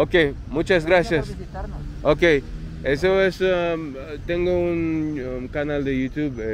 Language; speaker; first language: Spanish; non-native, learner; English